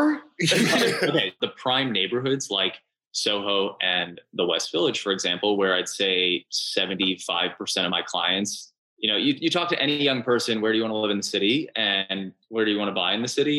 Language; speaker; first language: English; native; English